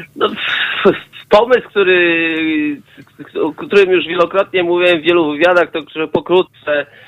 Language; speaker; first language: Polish; native; Polish